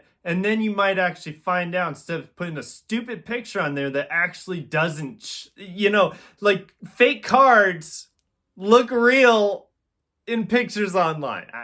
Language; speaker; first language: English; native; English